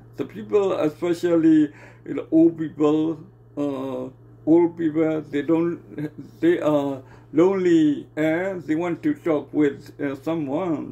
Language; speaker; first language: English; non-native, learner; Burmese